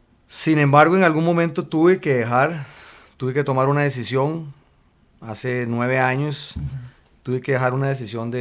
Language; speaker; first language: Spanish; native; Spanish